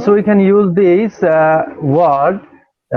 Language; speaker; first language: English; non-native, learner; Bangla